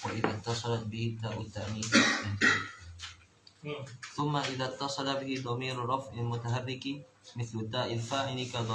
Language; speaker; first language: Arabic; non-native, learner; Malay